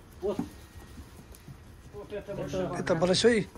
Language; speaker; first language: Russian; non-native, learner; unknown